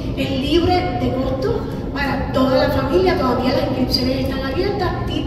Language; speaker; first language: Spanish; native; Spanish